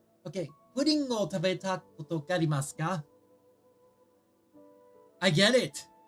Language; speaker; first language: Japanese; non-native, learner; English